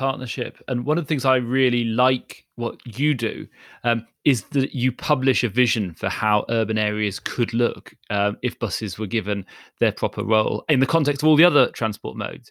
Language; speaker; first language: English; native; English